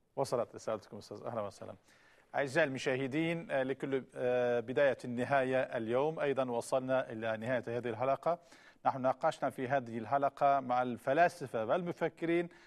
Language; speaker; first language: Arabic; non-native, fluent; Turkish